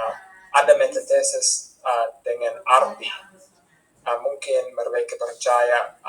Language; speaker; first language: Indonesian; non-native, fluent; English